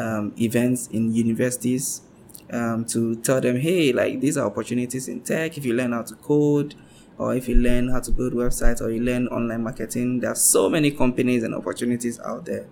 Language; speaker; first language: English; non-native, local second language; Ga